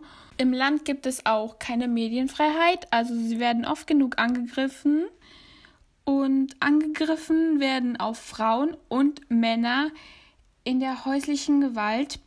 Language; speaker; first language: German; early bilingual, other home language; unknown